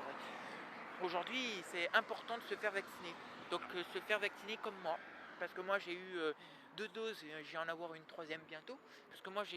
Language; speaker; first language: French; native; French